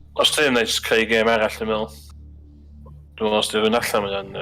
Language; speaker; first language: Welsh; native; Welsh